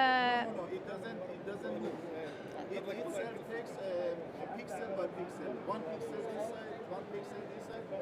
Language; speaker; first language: English; non-native, learner; Persian